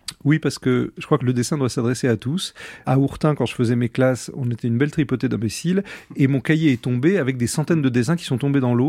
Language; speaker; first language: French; native; French